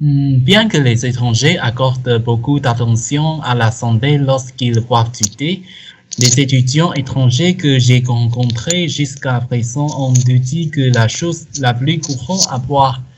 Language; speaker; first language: French; non-native, learner; Chinese